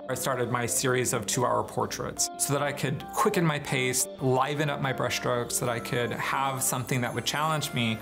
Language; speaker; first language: English; native; English